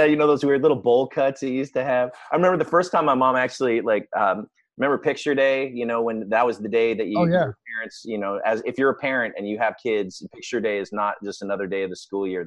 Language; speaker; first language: English; native; English